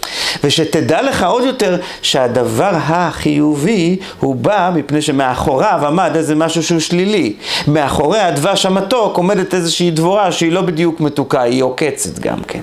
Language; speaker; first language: Hebrew; native; Hebrew